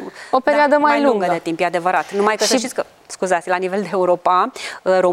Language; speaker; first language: Romanian; native; Romanian